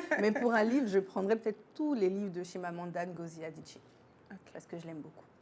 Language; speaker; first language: French; native; French